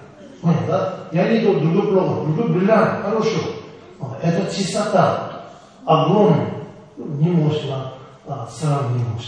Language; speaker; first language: Russian; non-native, learner; Tibetan